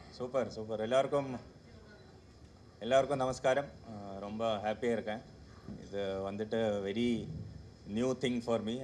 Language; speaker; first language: Tamil; non-native, learner; Malayalam